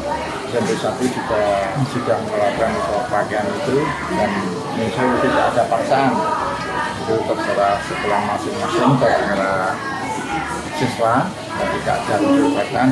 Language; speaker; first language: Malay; non-native, local second language; Javanese